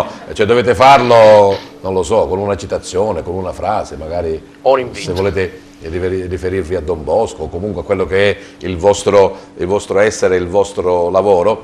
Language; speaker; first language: Italian; native; Italian